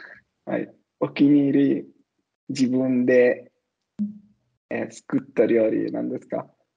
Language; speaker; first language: Japanese; non-native, learner; Italian